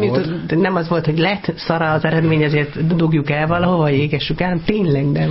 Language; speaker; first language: Hungarian; native; Hungarian